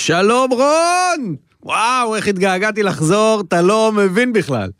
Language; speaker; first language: Hebrew; native; Hebrew